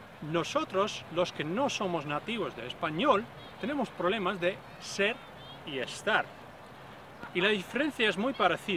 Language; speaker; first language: Spanish; non-native, fluent; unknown